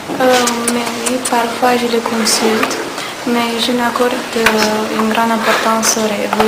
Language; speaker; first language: French; non-native, learner; Romanian